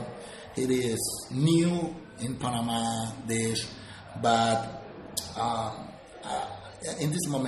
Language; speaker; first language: English; non-native, learner; Spanish